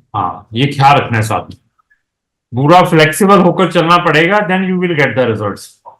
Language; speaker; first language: Hindi; native; Hindi